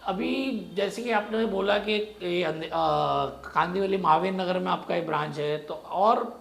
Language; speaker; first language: Hindi; non-native, local second language; Marathi